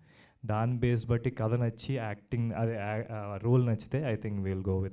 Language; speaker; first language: Telugu; native; Telugu